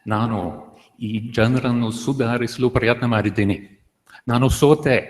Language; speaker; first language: Kannada; non-native, fluent; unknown